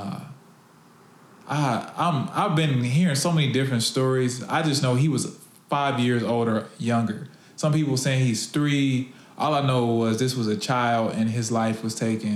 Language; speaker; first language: English; native; English